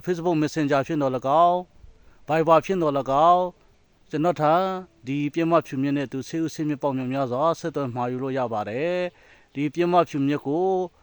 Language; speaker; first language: Burmese; native; Burmese